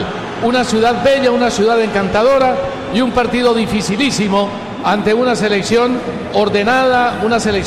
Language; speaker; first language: Spanish; native; Spanish